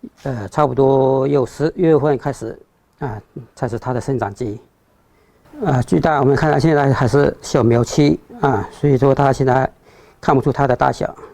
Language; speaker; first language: Chinese; native; Chinese